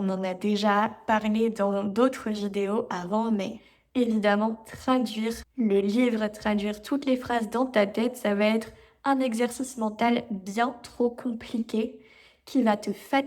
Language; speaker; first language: French; native; French